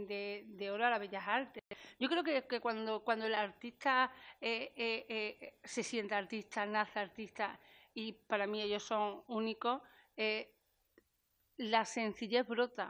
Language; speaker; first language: Spanish; native; Spanish